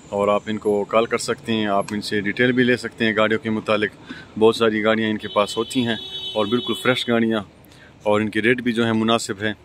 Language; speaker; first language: Urdu; non-native, local second language; Pashto